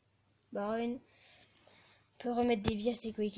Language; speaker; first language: French; native; French